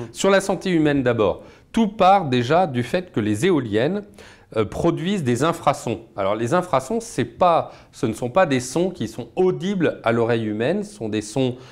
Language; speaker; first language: French; native; French